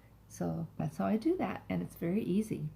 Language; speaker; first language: English; native; English